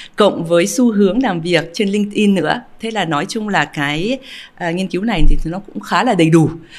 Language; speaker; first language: Vietnamese; early bilingual, heritage; Vietnamese